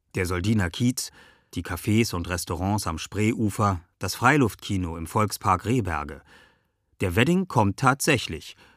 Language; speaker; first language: German; native; German